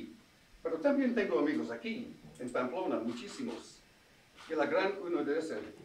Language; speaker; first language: Spanish; non-native, fluent; English